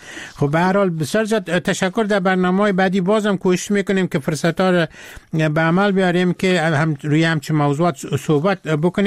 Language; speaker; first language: Persian; native; Persian